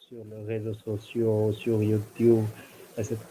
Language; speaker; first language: French; non-native, fluent; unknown